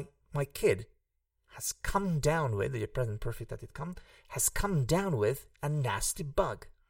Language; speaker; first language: English; non-native, fluent; Hungarian